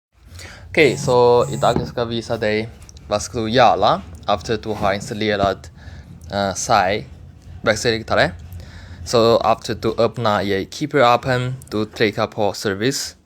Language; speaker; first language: Swedish; non-native, learner; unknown